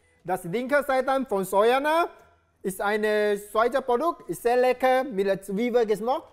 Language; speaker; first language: German; non-native, learner; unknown